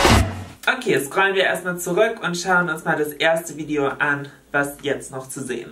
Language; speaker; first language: German; native; German